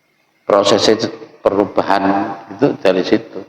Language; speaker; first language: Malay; non-native, local second language; Javanese